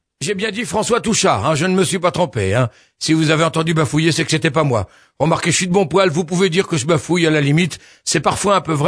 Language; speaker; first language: French; native; French